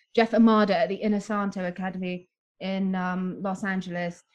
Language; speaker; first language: English; native; English